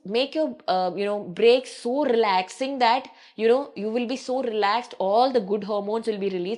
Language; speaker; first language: English; non-native, local second language; Malayalam